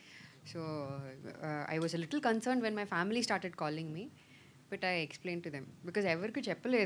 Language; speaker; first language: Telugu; non-native, learner; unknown